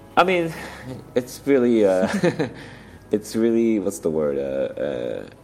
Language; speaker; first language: English; native; English